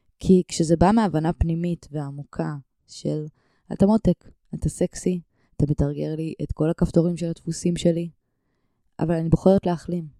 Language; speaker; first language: Hebrew; native; Hebrew